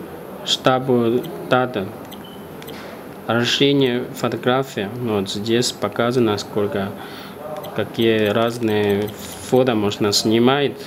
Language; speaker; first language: Russian; non-native, learner; Chinese